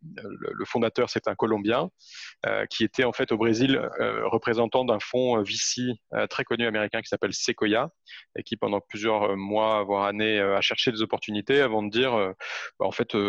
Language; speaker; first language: French; native; French